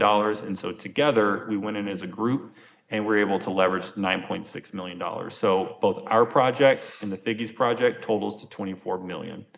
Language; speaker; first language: English; native; English